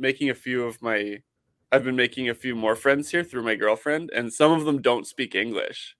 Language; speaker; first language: English; native; English